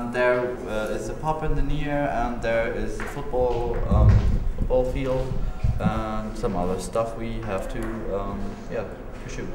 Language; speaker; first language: English; non-native, learner; German